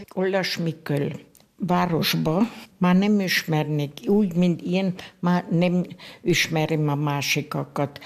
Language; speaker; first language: Hungarian; non-native, local second language; German